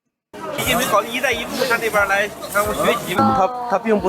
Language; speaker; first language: Chinese; native; Chinese